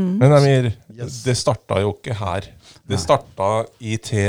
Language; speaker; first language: Norwegian; native; Norwegian